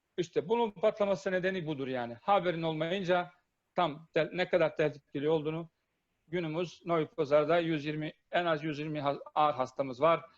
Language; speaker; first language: Turkish; non-native, fluent; Bosnian